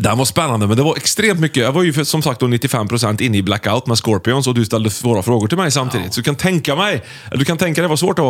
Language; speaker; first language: Swedish; native; Swedish